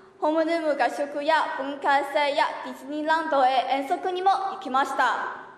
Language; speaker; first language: Japanese; non-native, learner; Chinese